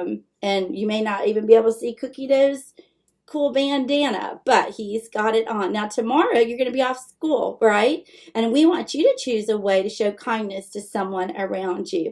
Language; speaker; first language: English; native; English